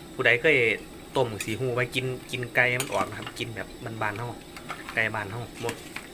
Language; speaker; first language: Thai; native; Thai